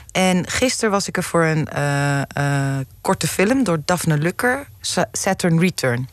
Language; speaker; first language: Dutch; native; Dutch